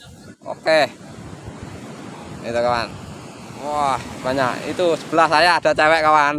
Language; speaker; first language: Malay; non-native, local second language; Javanese